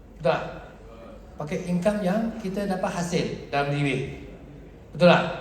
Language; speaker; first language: Malay; non-native, local second language; Chinese